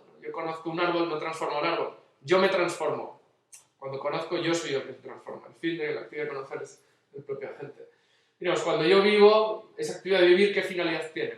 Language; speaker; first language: Spanish; native; Spanish